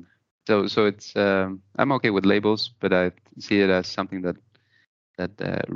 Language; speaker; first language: English; non-native, fluent; Spanish